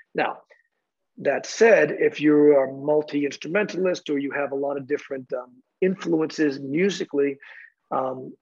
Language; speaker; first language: English; native; English